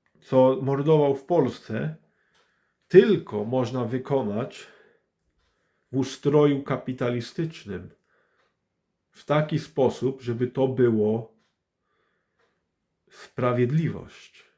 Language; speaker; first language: Polish; early bilingual, heritage; English